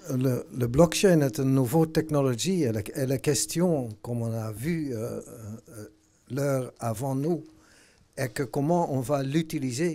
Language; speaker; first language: French; non-native, fluent; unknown